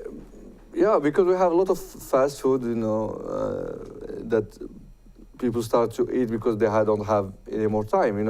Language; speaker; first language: English; non-native, fluent; Arabic